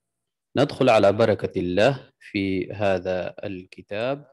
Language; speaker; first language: Arabic; non-native, fluent; Urdu